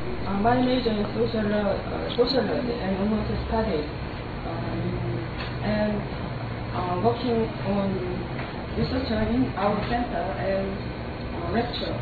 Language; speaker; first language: English; non-native, learner; Korean